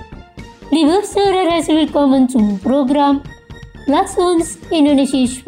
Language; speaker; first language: German; non-native, fluent; Indonesian